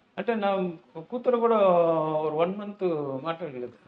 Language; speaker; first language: Telugu; non-native, learner; Tamil